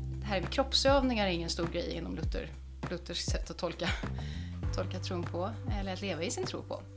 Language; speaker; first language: Swedish; native; Swedish